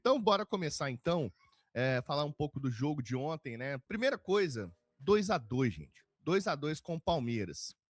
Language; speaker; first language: Portuguese; native; Portuguese